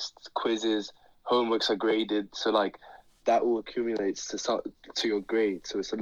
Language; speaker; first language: English; native; English